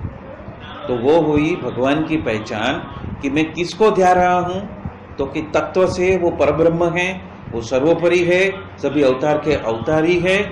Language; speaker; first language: Hindi; non-native, local second language; Gujarati